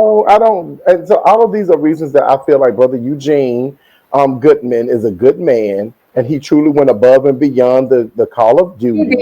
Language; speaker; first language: English; native; English